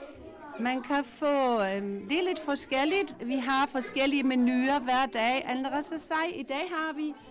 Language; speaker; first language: Danish; non-native, local second language; German